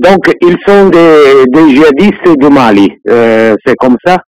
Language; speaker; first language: French; non-native, learner; Italian